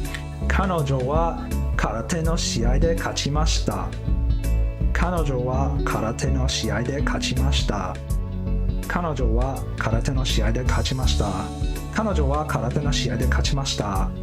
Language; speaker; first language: Japanese; non-native, learner; Cantonese